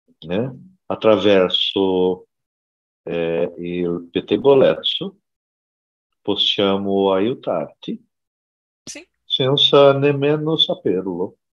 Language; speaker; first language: Italian; non-native, learner; Portuguese